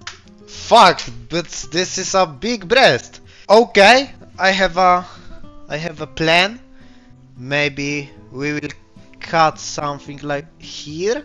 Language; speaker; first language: English; non-native, learner; Polish